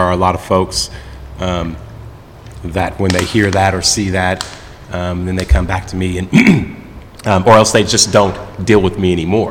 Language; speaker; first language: English; native; English